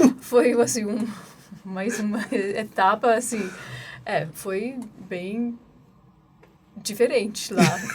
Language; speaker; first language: Portuguese; non-native, fluent; English